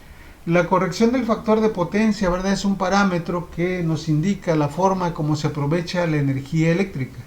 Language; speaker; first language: Spanish; native; Spanish